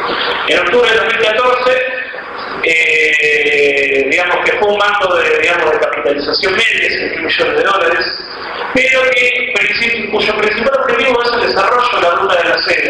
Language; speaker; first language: Spanish; native; Spanish